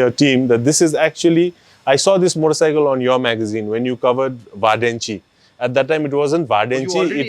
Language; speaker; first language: English; non-native, local second language; Nepali